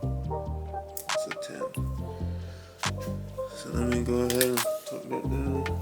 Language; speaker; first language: English; native; English